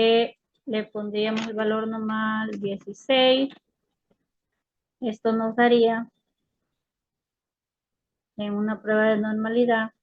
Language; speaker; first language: Spanish; native; Spanish